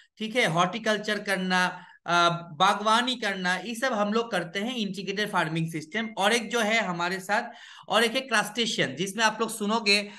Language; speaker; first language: Hindi; non-native, local second language; Bangla